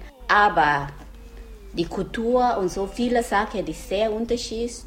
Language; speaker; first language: German; non-native, learner; Thai